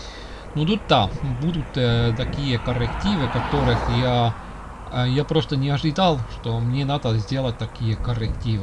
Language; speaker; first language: Russian; non-native, local second language; Estonian